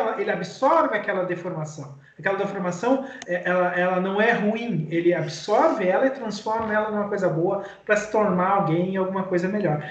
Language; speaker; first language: Portuguese; native; Portuguese